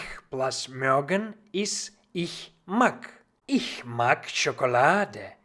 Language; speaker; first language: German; non-native, fluent; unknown